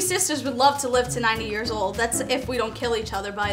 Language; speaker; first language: English; native; English